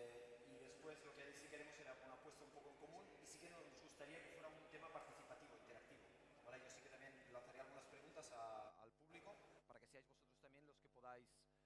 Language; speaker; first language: Spanish; native; Spanish